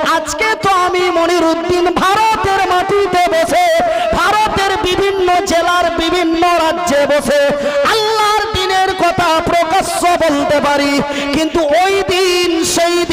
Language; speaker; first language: Bangla; native; Bangla